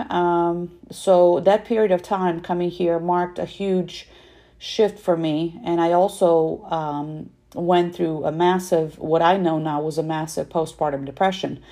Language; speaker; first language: English; non-native, fluent; Russian